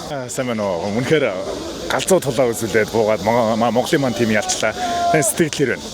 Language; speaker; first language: Mongolian; native; Mongolian